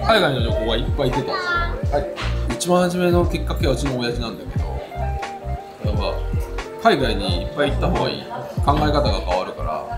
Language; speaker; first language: Japanese; native; Japanese